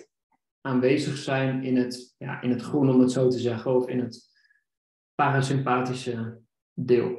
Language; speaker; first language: Dutch; native; Dutch